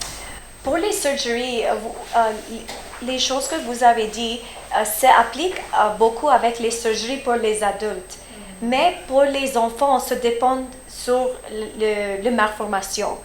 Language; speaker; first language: French; early bilingual, heritage; French